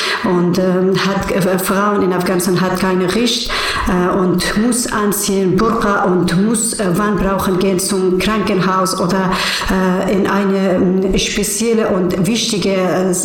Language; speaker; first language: German; non-native, learner; Persian